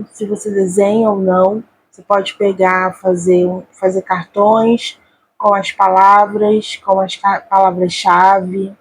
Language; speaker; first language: Portuguese; native; Portuguese